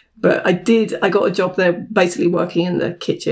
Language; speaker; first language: English; native; English